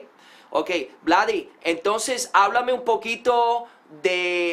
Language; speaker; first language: Spanish; early bilingual, heritage; Spanish